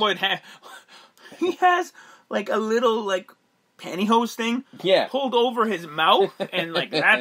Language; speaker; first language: English; native; English